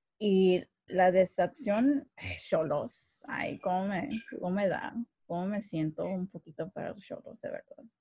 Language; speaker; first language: Spanish; early bilingual, heritage; Spanish